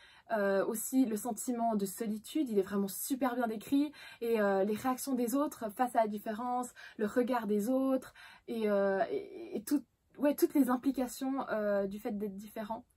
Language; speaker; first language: French; native; French